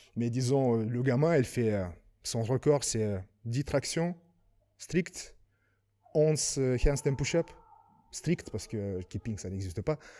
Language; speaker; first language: French; non-native, fluent; Lithuanian